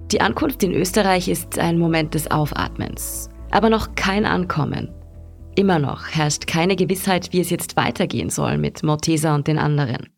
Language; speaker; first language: German; native; German